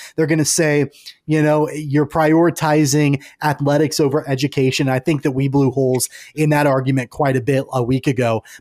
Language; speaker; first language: English; native; English